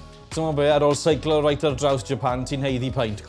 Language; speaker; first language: Welsh; native; Welsh